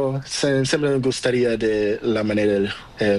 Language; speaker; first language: Spanish; non-native, learner; Portuguese